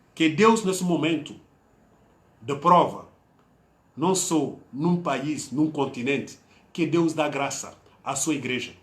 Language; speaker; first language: Portuguese; non-native, fluent; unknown